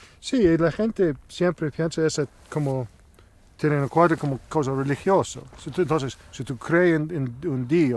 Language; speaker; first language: Spanish; non-native, learner; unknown